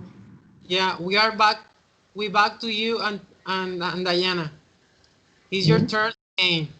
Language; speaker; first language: English; non-native, fluent; Spanish